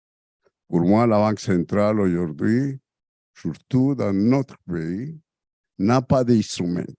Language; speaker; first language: French; non-native, fluent; Spanish